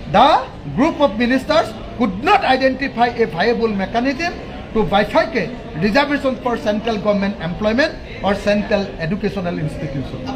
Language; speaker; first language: English; non-native, local second language; Assamese